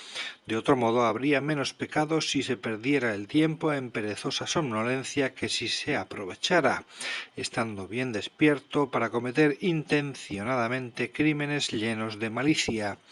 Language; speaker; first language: Spanish; native; Spanish